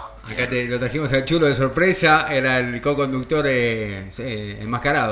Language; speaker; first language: Spanish; native; Spanish